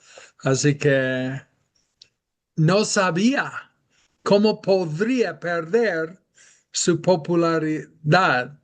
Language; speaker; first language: Spanish; non-native, fluent; English